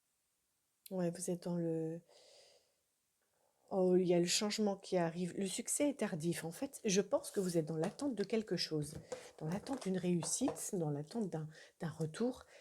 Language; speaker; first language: French; native; French